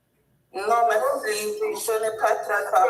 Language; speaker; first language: French; non-native, learner; English